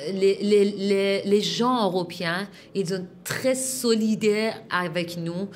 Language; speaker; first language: French; non-native, fluent; Persian